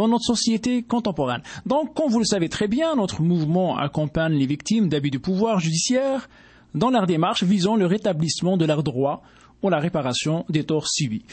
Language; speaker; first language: French; native; French